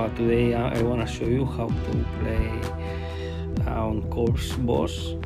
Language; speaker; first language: English; non-native, learner; Spanish